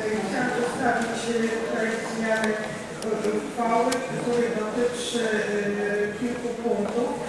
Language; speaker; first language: Polish; native; Polish